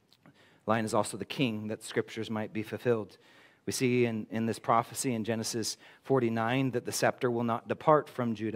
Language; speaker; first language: English; native; English